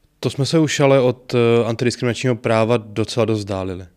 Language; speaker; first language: Czech; native; Czech